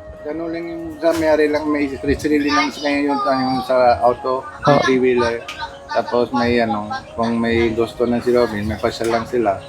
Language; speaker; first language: Filipino; non-native, learner; Punjabi